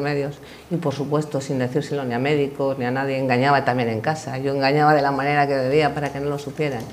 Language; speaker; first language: Spanish; native; Spanish